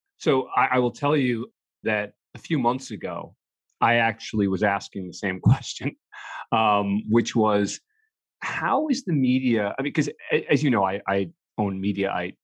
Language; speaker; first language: English; native; English